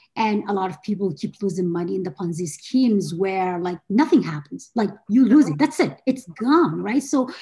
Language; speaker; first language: English; non-native, local second language; Hausa